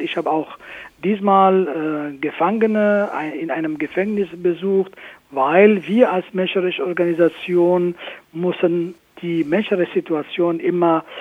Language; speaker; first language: German; non-native, fluent; Kurdish